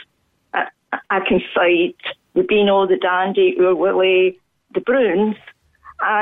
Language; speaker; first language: English; native; English